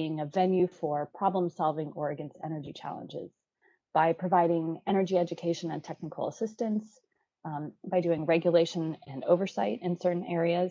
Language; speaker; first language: English; native; English